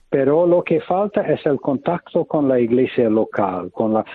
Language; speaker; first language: Spanish; non-native, fluent; English